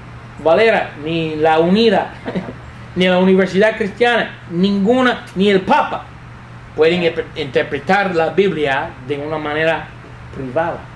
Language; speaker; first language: Spanish; non-native, fluent; English